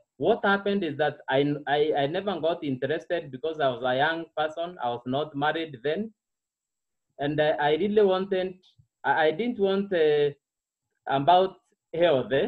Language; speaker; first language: English; non-native, local second language; Meru